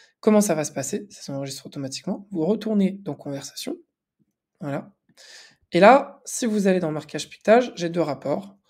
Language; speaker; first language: French; native; French